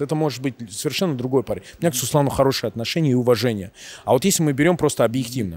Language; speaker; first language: Russian; native; Russian